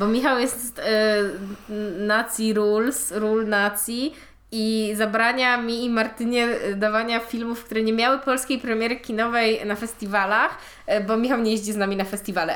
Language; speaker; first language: Polish; native; Polish